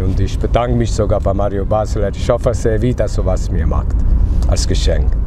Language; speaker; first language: German; non-native, fluent; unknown